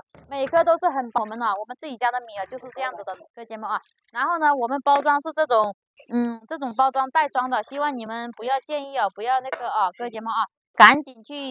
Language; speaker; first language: Chinese; native; Chinese